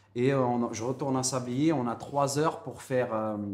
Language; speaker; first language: French; native; French